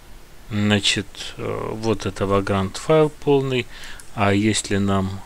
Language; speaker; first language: Russian; native; Russian